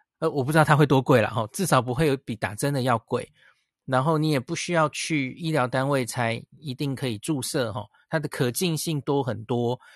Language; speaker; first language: Chinese; native; Chinese